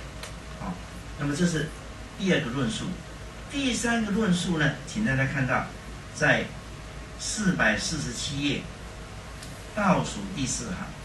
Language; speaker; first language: Chinese; native; Chinese